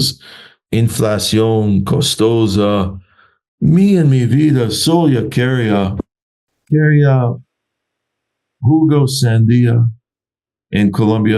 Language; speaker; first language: Spanish; non-native, learner; English